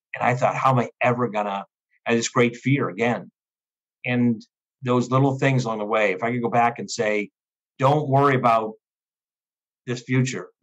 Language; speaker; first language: English; native; English